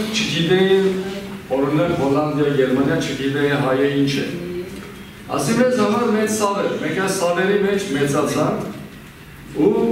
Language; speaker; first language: Armenian; non-native, fluent; Kurdish